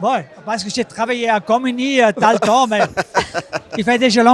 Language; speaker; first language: French; non-native, local second language; German